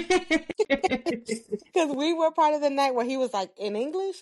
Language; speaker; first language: English; early bilingual, other home language; Spanish